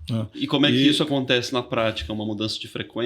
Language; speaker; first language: Portuguese; native; Portuguese